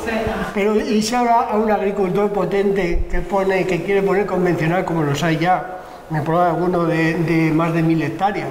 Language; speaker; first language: Spanish; native; Spanish